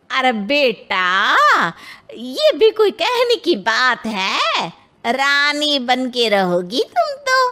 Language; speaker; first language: Hindi; native; Hindi